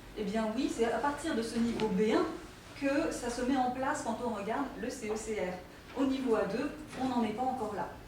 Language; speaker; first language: French; native; French